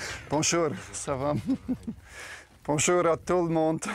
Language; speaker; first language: French; non-native, learner; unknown